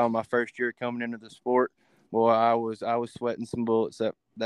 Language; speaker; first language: English; native; English